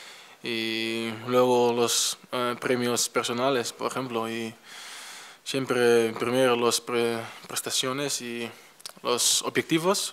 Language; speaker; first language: Spanish; non-native, fluent; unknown